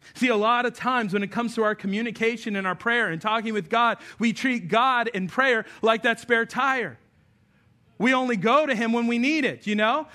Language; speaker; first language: English; native; English